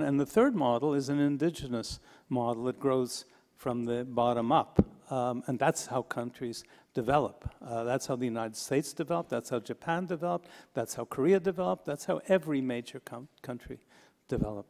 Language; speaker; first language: English; native; English